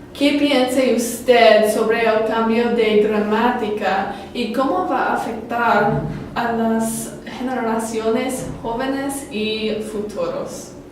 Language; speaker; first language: Spanish; non-native, learner; English